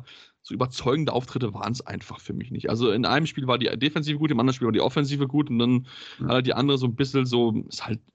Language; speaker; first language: German; native; German